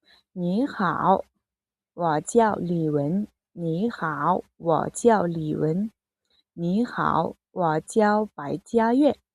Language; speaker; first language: Chinese; non-native, fluent; Mongolian